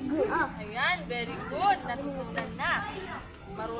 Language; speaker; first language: Filipino; native; Filipino